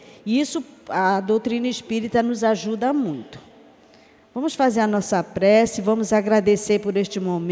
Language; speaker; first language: Portuguese; native; Portuguese